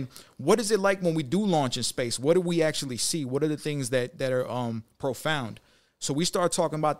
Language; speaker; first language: English; native; English